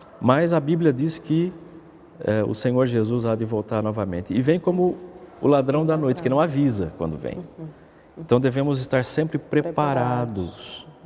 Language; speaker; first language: Portuguese; native; Portuguese